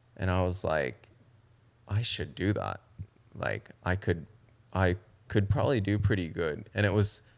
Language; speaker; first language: English; early bilingual, other home language; Japanese